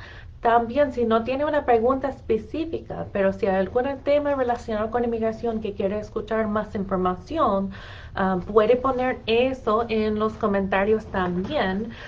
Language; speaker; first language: Spanish; non-native, fluent; English